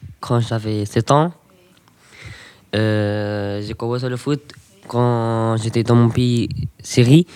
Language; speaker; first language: French; non-native, learner; Arabic